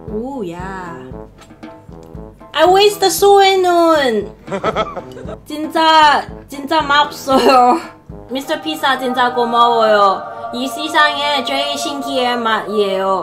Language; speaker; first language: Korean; non-native, learner; Cantonese